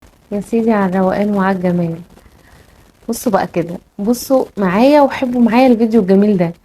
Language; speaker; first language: Arabic; native; Arabic